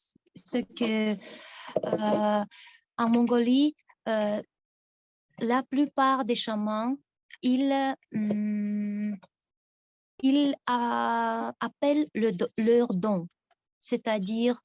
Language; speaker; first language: French; non-native, fluent; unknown